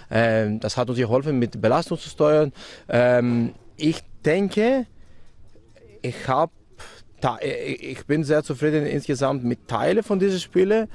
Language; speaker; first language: German; non-native, fluent; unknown